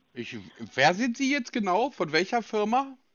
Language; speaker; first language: German; native; German